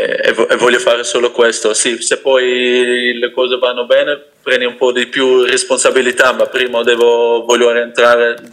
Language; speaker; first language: Italian; non-native, fluent; Dutch